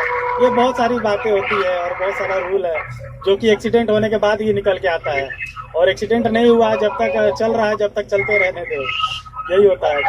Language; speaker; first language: Hindi; native; Hindi